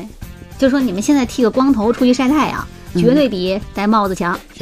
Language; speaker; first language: Chinese; native; Chinese